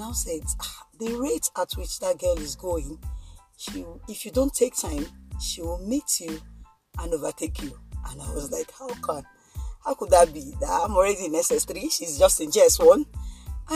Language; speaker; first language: English; non-native, local second language; Yoruba